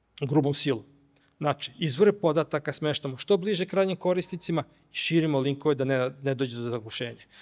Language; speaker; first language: Serbian; native; Serbian